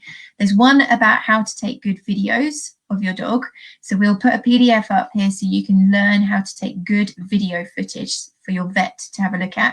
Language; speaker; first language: English; native; English